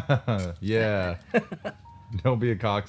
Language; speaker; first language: English; native; English